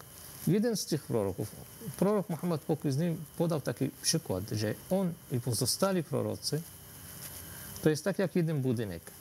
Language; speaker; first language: Polish; non-native, fluent; Arabic